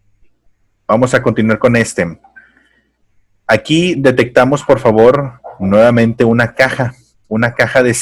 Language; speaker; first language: Spanish; native; Spanish